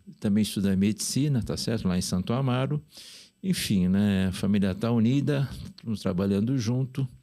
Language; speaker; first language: Portuguese; early bilingual, other home language; Korean